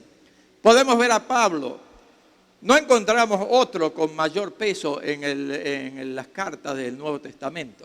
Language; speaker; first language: Spanish; native; Spanish